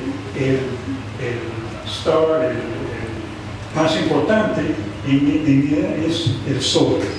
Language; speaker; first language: Spanish; non-native, fluent; English